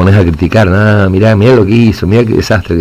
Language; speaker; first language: Spanish; native; Spanish